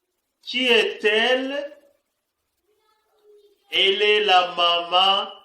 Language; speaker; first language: French; non-native, fluent; Kinyarwanda